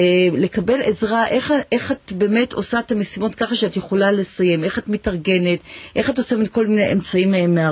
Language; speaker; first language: Hebrew; native; Hebrew